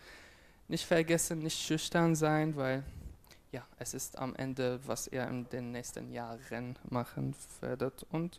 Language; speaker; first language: German; non-native, fluent; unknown